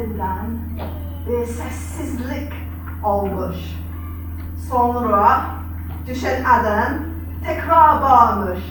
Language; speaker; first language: Turkish; non-native, fluent; English